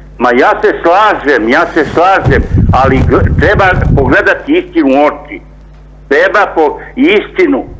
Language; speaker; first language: Serbian; native; Serbian